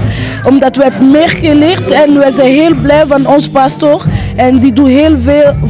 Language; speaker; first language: Dutch; early bilingual, other home language; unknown